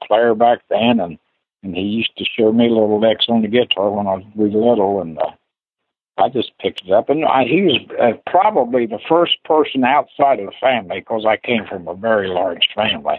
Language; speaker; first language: English; native; English